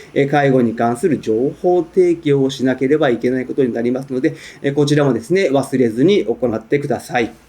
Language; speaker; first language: Japanese; native; Japanese